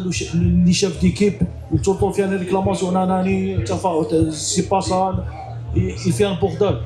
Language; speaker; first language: French; non-native, learner; Arabic